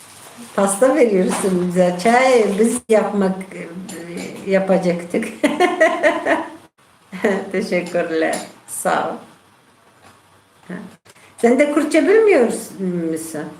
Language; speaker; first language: Turkish; non-native, local second language; Kurdish